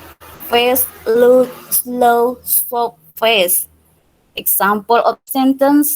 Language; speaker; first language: English; non-native, learner; Indonesian